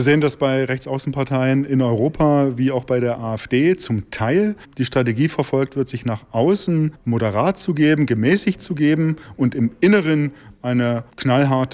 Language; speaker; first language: German; native; German